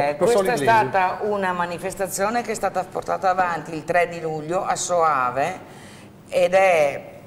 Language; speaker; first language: Italian; native; Italian